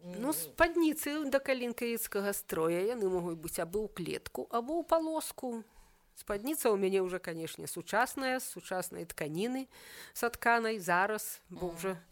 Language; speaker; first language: Belarusian; native; Belarusian